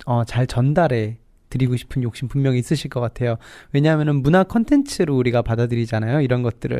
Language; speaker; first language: Korean; native; Korean